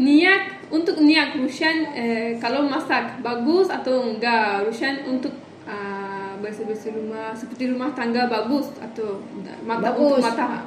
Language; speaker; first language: Indonesian; non-native, learner; Turkish